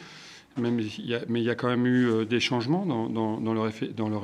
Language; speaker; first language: French; native; French